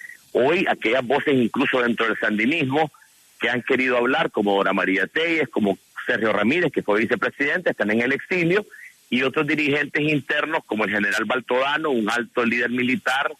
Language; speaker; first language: Spanish; native; Spanish